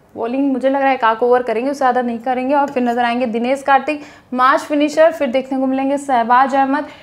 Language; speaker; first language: Hindi; native; Hindi